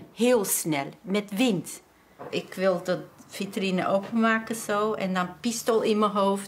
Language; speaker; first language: Dutch; non-native, learner; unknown